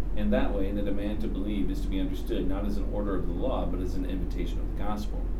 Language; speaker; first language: English; native; English